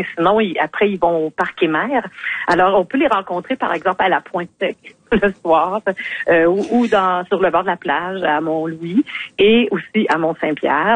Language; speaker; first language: French; native; French